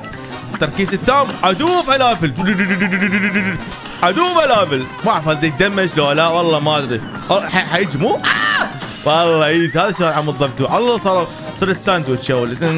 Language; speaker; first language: Arabic; native; Arabic